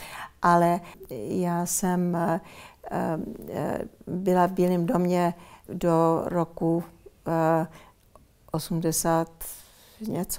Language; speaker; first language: Czech; early bilingual, heritage; Czech